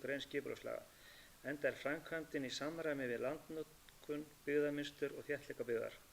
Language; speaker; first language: Icelandic; native; Icelandic